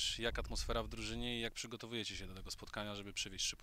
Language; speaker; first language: Polish; native; Polish